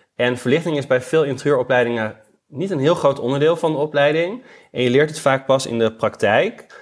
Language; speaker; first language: Dutch; native; Dutch